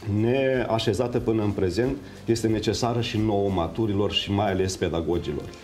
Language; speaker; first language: Romanian; native; Romanian